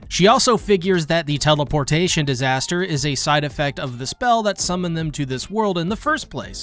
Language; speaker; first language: English; native; English